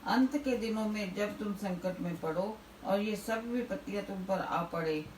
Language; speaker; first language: Hindi; non-native, local second language; Punjabi